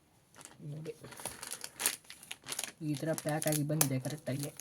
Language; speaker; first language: Kannada; native; Kannada